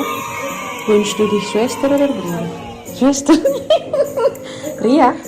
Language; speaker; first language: German; non-native, learner; Indonesian